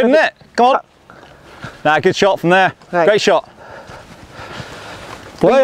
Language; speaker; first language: English; native; English